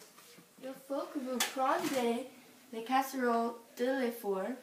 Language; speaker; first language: French; non-native, learner; English